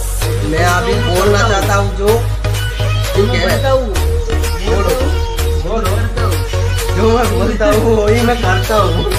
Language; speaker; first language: Hindi; non-native, learner; Bangla